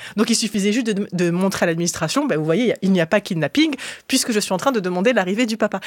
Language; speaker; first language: French; early bilingual, other home language; Arabic